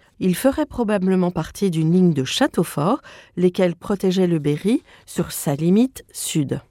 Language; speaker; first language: French; native; French